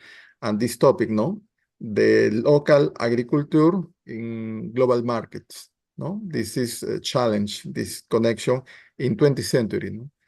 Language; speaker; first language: English; non-native, learner; Spanish